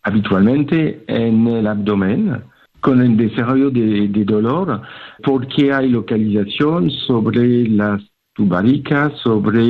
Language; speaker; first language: Spanish; non-native, fluent; French